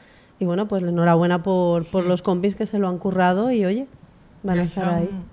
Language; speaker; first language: Spanish; native; Spanish